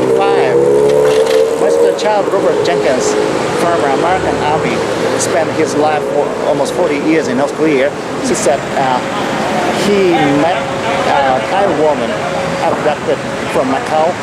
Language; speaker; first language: English; non-native, fluent; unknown